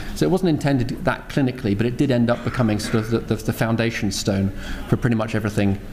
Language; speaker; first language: English; native; English